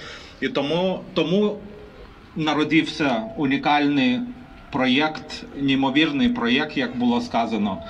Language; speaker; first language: Ukrainian; non-native, fluent; Lithuanian